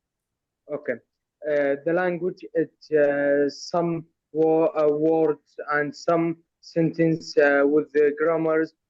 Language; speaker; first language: English; non-native, learner; Arabic